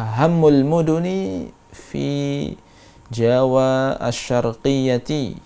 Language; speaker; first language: Arabic; non-native, fluent; Indonesian